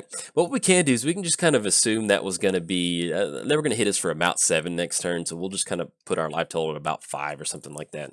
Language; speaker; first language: English; native; English